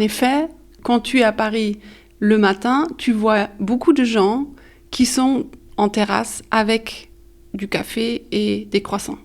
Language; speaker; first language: French; early bilingual, heritage; French